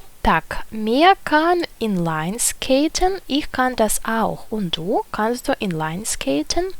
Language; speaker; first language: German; non-native, fluent; Ukrainian